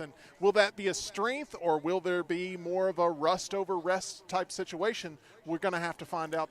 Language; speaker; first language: English; native; English